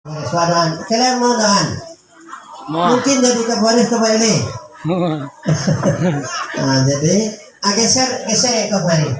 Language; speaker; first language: Indonesian; native; Indonesian